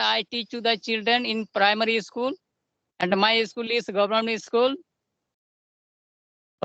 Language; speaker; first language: English; non-native, learner; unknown